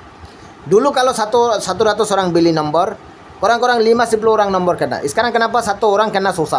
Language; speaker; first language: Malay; non-native, learner; Bangla